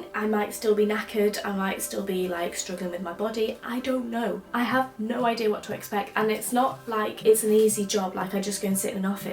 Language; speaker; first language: English; native; English